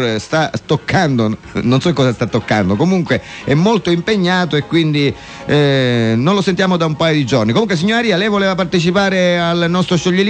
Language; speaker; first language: Italian; native; Italian